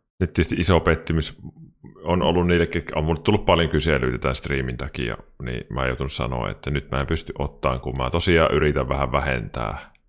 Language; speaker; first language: Finnish; native; Finnish